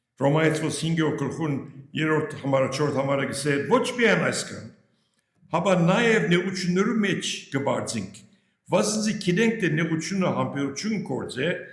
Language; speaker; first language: Armenian; early bilingual, heritage; Armenian